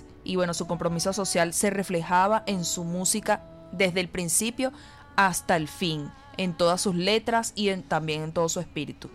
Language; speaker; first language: Spanish; native; Spanish